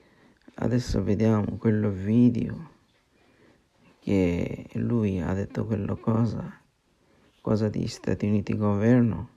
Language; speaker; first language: Italian; non-native, learner; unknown